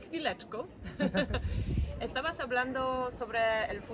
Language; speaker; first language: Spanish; non-native, fluent; Polish